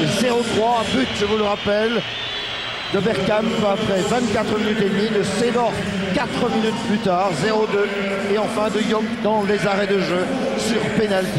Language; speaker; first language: French; native; French